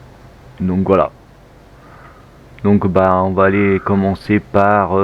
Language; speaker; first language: French; native; French